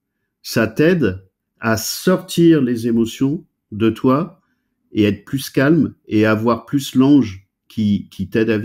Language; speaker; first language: French; native; French